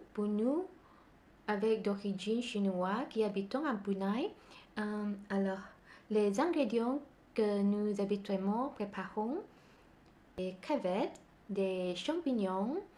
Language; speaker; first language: French; non-native, learner; Malay